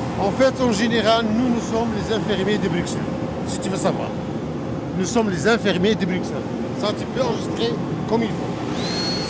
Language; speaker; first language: French; native; French